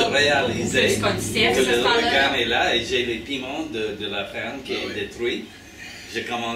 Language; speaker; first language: French; non-native, learner; English